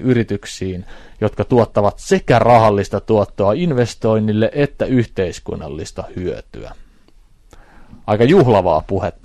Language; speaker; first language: Finnish; native; Finnish